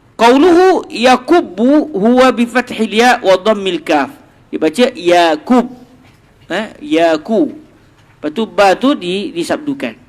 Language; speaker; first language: Malay; native; Malay